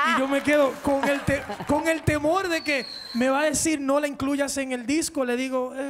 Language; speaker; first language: Spanish; early bilingual, heritage; Spanish